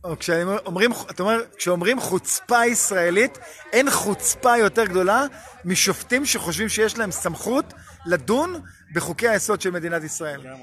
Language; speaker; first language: Hebrew; native; Hebrew